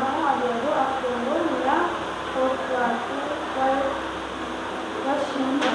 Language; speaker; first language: Arabic; non-native, learner; Indonesian